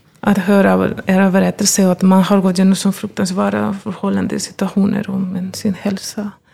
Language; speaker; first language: Swedish; non-native, fluent; Spanish